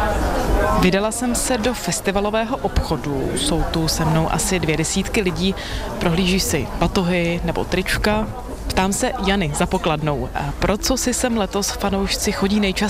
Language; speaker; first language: Czech; native; Czech